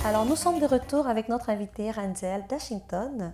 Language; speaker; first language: French; native; French